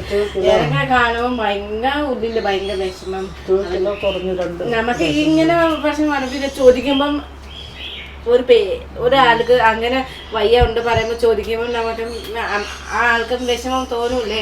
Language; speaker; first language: Malayalam; non-native, fluent; Nepali